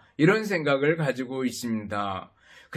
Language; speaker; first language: Korean; native; Korean